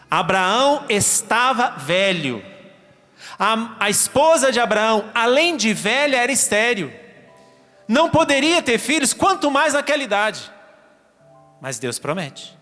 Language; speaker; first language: Portuguese; native; Portuguese